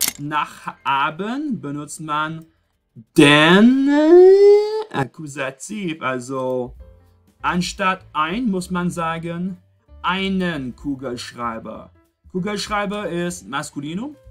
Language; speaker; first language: German; non-native, fluent; French